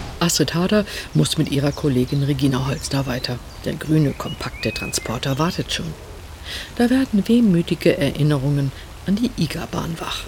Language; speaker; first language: German; native; German